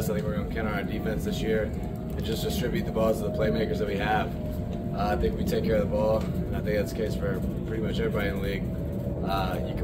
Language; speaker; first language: English; native; English